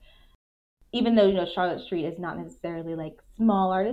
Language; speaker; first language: English; native; English